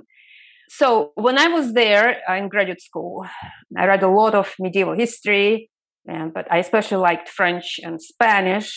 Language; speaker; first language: English; non-native, fluent; Russian